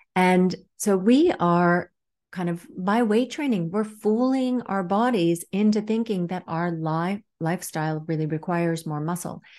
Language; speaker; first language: English; native; English